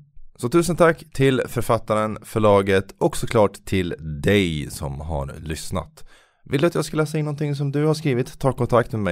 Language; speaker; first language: Swedish; native; Swedish